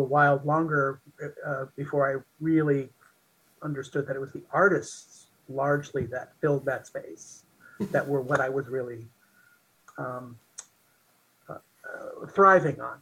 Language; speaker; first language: English; native; English